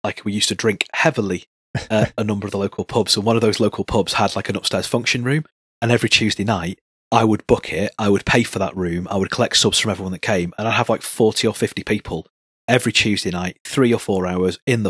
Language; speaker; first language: English; native; English